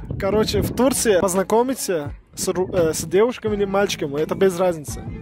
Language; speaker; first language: Russian; non-native, learner; Turkish